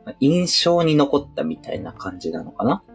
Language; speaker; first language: Japanese; native; Japanese